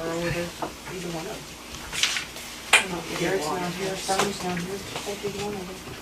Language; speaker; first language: English; native; English